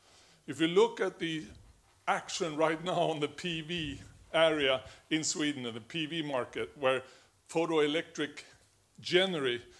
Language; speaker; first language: English; non-native, fluent; Swedish